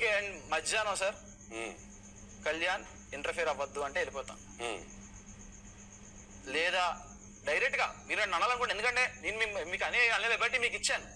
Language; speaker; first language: Telugu; native; Telugu